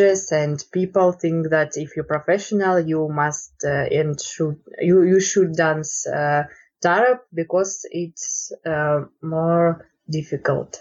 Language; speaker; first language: English; non-native, learner; Russian